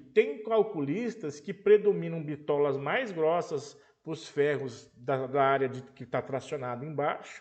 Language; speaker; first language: Portuguese; native; Portuguese